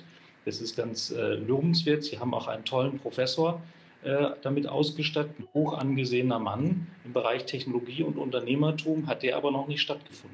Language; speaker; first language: German; native; German